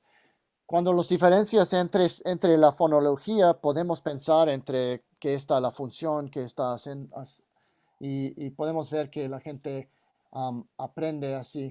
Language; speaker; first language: Spanish; non-native, fluent; English